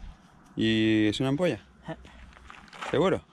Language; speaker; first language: Spanish; native; Spanish